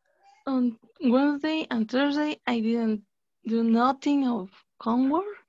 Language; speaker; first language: English; non-native, learner; Spanish